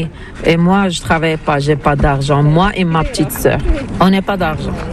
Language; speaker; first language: French; non-native, learner; Arabic